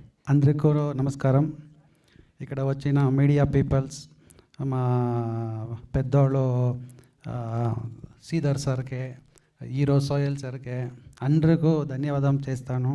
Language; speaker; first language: Telugu; non-native, learner; Kannada